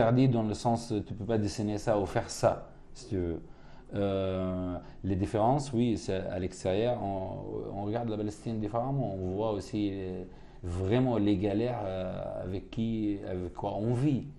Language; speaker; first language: French; non-native, fluent; Arabic